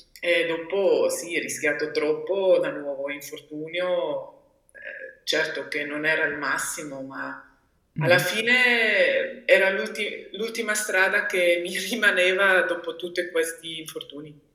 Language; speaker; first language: Italian; non-native, local second language; German